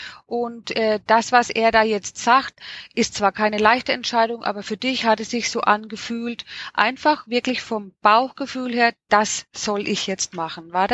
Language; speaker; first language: German; native; German